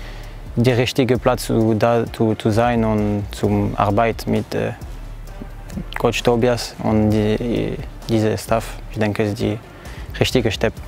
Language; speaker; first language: German; non-native, learner; French